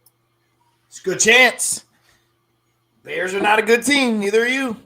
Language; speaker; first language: English; native; English